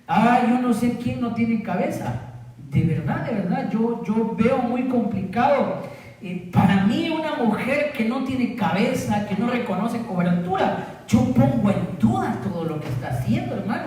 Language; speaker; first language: Spanish; native; Spanish